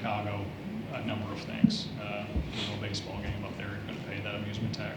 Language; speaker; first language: English; native; English